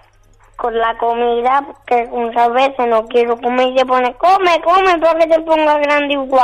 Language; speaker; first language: Spanish; native; Spanish